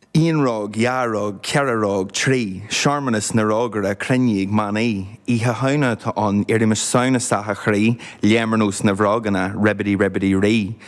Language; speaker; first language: Irish; non-native, local second language; English